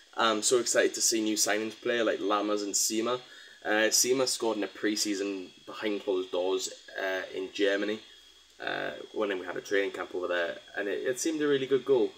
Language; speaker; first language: English; native; English